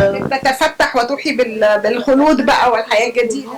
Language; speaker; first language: Arabic; native; Arabic